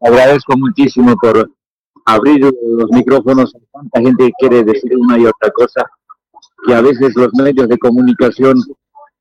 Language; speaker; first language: Spanish; native; Spanish